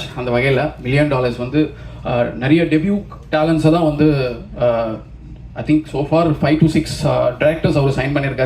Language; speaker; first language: Tamil; native; Tamil